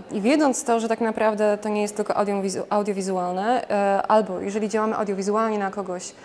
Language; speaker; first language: Polish; native; Polish